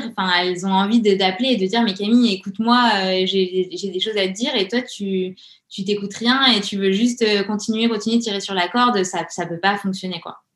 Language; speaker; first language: French; native; French